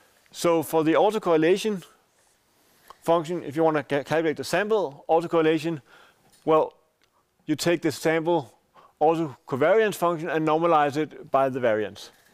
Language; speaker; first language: English; non-native, fluent; Danish